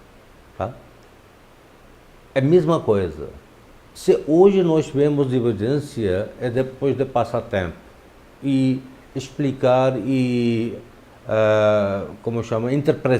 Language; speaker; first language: Portuguese; non-native, fluent; Urdu